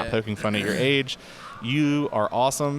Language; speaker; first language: English; native; English